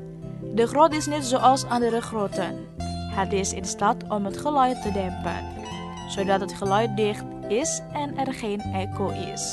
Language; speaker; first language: Dutch; non-native, fluent; Indonesian